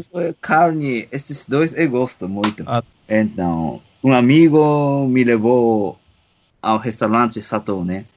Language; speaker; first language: Portuguese; non-native, learner; Japanese